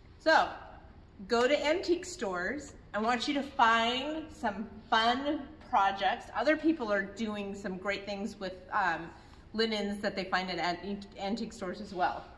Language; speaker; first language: English; native; English